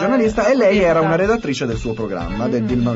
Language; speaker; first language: Italian; native; Italian